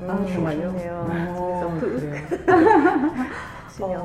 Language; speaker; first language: Korean; non-native, fluent; Japanese